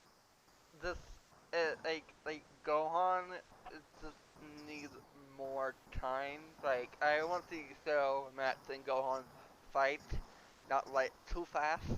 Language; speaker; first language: English; non-native, learner; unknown